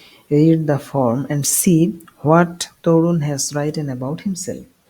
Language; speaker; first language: English; non-native, local second language; Bangla